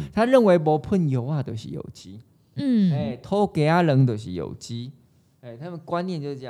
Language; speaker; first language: Chinese; native; Chinese